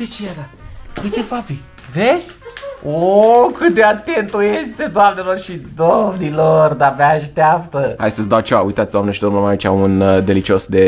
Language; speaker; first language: Romanian; native; Romanian